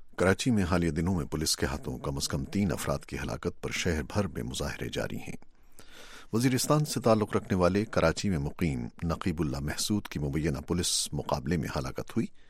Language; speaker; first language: Urdu; native; Urdu